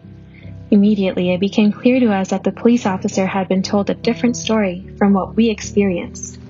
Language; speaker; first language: English; early bilingual, other home language; Spanish